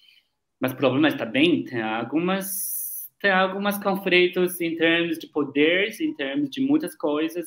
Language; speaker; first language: Portuguese; non-native, learner; Chinese